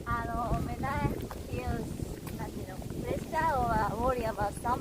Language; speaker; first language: English; non-native, learner; Japanese